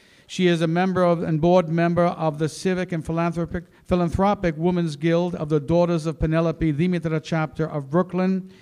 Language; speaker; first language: English; native; English